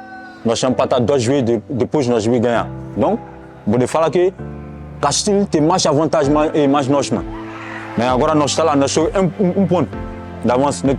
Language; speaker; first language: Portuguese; non-native, learner; French